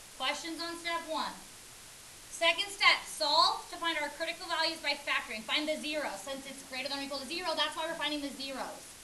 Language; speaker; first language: English; native; English